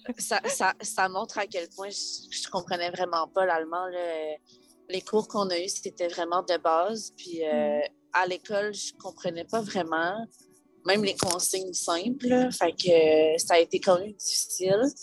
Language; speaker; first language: French; native; French